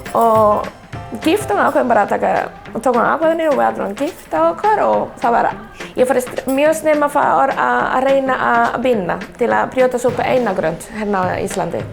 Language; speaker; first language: Icelandic; non-native, learner; Spanish